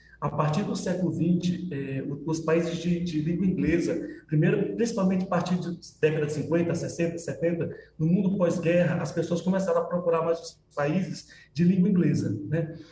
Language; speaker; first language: Portuguese; native; Portuguese